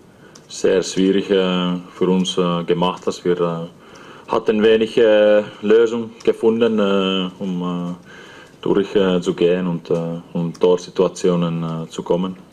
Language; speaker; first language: German; non-native, fluent; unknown